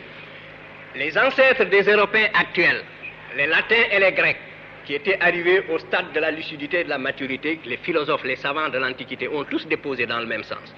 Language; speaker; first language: French; non-native, local second language; Wolof